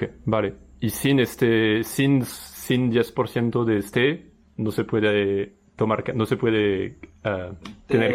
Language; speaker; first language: Spanish; non-native, learner; French